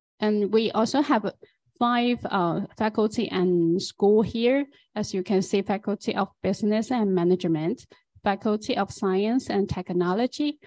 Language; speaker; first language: English; non-native, fluent; Chinese